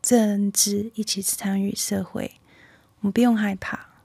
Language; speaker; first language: Chinese; early bilingual, heritage; Chinese